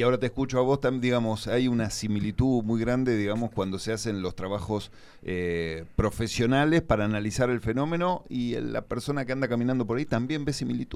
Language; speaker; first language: Spanish; native; Spanish